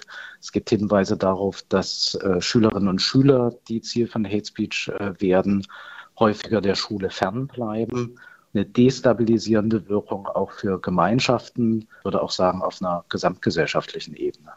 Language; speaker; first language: German; native; German